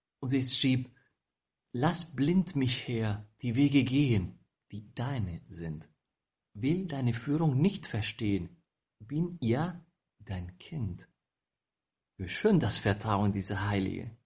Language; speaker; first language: German; non-native, fluent; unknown